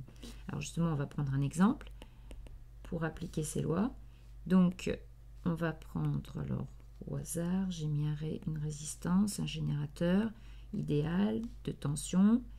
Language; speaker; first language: French; native; French